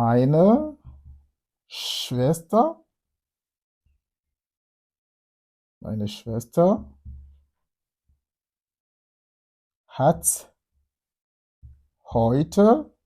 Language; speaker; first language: German; non-native, fluent; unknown